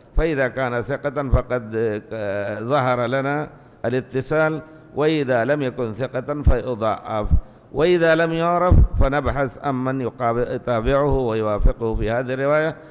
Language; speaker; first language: Arabic; native; Arabic